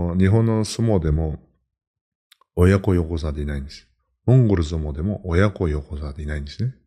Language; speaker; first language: Japanese; non-native, fluent; Mongolian